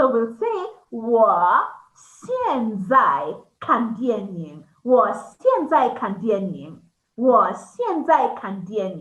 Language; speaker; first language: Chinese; non-native, fluent; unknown